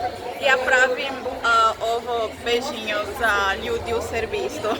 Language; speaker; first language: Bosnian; non-native, learner; Portuguese